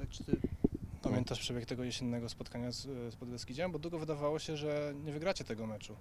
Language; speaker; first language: Polish; native; Polish